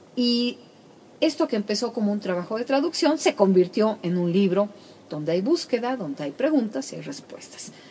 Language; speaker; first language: Spanish; native; Spanish